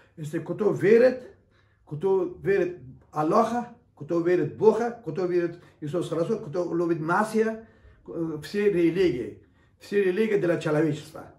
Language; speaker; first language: Russian; non-native, learner; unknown